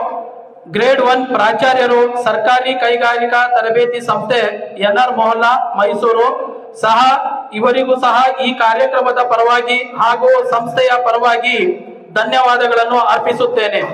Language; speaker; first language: Kannada; native; Kannada